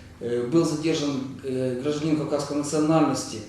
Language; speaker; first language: Russian; native; Russian